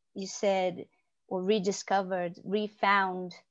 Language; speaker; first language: English; non-native, fluent; Portuguese